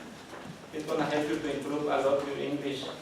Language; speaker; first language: English; non-native, learner; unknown